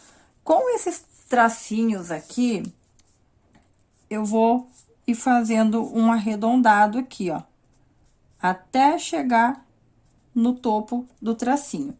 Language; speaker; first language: Portuguese; native; Portuguese